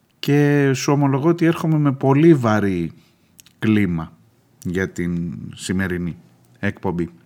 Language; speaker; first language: Greek; native; Greek